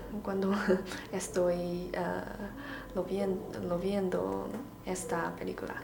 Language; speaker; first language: Spanish; non-native, learner; Chinese